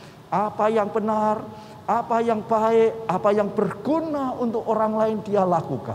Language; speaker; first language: Indonesian; native; Indonesian